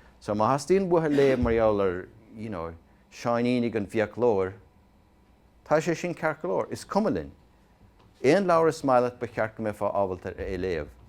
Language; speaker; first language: Irish; native; Irish